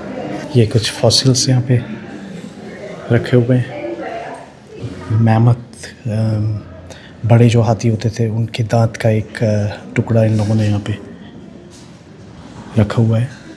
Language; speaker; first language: Hindi; native; Hindi